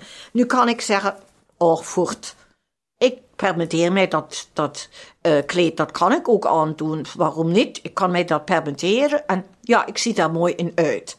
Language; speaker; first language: Dutch; non-native, fluent; German